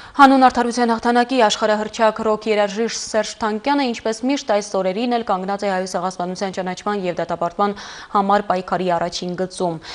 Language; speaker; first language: Armenian; native; Armenian